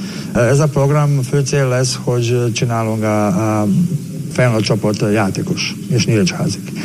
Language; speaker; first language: Hungarian; non-native, fluent; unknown